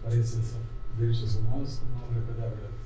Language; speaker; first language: Spanish; non-native, learner; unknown